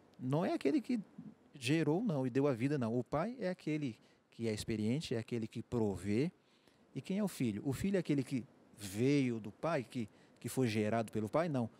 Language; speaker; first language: Portuguese; native; Portuguese